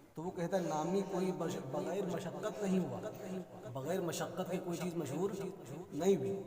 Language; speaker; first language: Urdu; native; Urdu